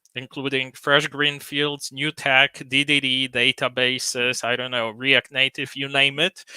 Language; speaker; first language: English; non-native, fluent; Polish